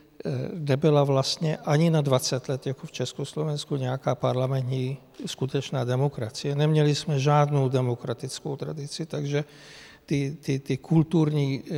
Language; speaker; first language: Czech; non-native, fluent; Hungarian